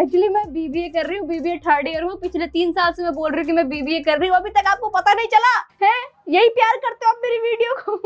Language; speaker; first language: Hindi; native; Hindi